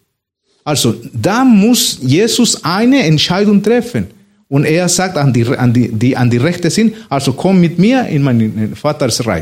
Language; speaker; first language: German; non-native, fluent; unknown